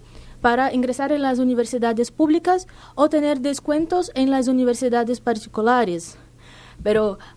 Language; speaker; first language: Spanish; non-native, fluent; Portuguese